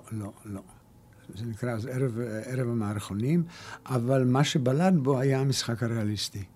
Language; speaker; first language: Hebrew; early bilingual, other home language; German